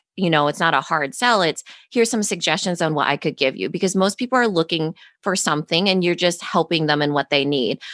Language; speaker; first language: English; native; English